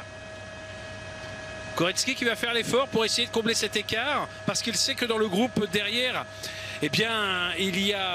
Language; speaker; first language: French; native; French